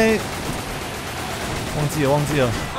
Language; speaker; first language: Chinese; native; Chinese